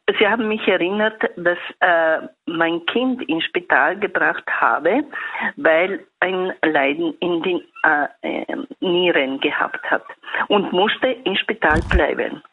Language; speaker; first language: German; non-native, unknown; Italian